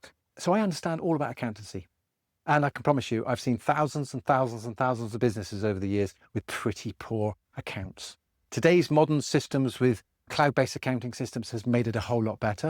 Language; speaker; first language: English; native; English